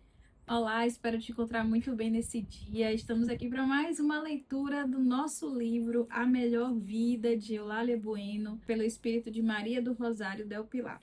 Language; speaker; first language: Portuguese; native; Portuguese